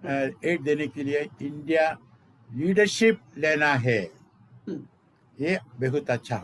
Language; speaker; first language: Hindi; non-native, local second language; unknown